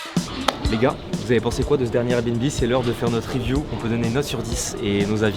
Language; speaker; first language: French; native; French